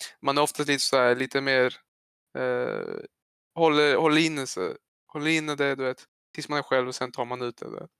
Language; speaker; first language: Swedish; early bilingual, other home language; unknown